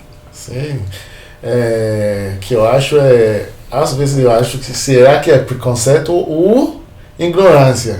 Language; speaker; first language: Portuguese; non-native, fluent; Yoruba